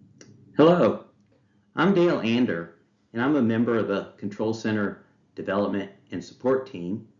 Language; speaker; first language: English; native; English